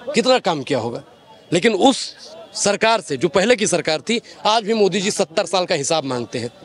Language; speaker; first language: Hindi; native; Hindi